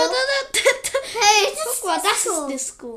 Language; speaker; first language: German; native; German